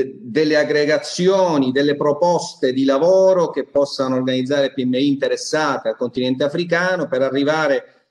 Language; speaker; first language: Italian; native; Italian